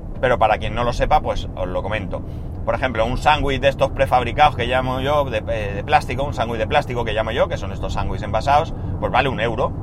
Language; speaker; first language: Spanish; native; Spanish